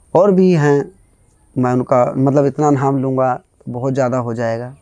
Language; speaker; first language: Hindi; non-native, local second language; Bhojpuri